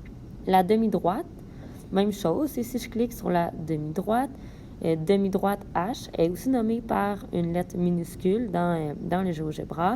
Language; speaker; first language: French; native; French